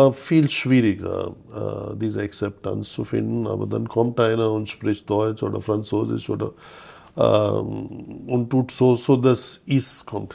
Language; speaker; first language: German; non-native, fluent; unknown